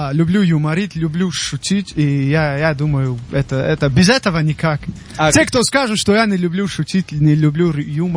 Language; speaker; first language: Russian; non-native, local second language; Tajik